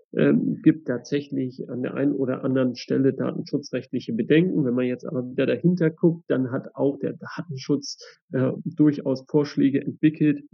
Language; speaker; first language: German; native; German